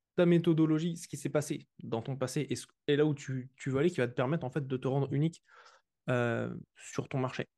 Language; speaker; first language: French; native; French